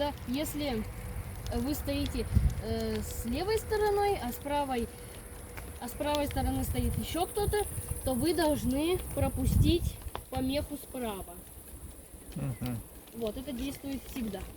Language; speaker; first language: Russian; early bilingual, other home language; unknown